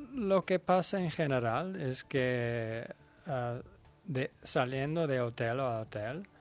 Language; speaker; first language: Spanish; non-native, fluent; Dutch